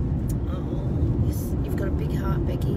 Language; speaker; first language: English; native; English